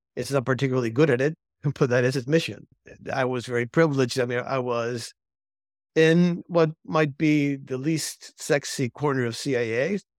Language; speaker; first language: English; early bilingual, other home language; Spanish